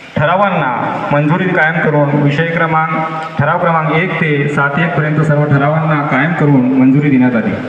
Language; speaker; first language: Marathi; native; Marathi